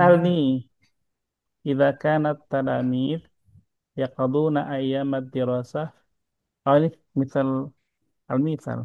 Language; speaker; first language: Arabic; non-native, fluent; Indonesian